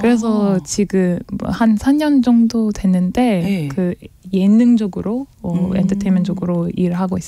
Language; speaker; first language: Korean; non-native, learner; French